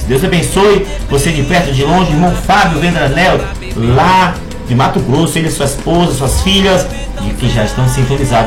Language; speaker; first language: Portuguese; native; Portuguese